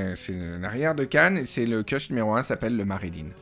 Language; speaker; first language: French; native; French